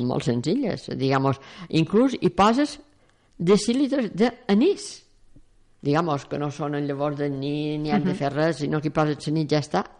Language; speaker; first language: Catalan; native; Catalan